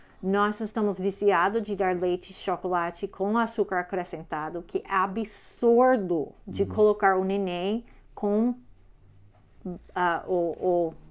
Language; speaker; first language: Portuguese; non-native, learner; English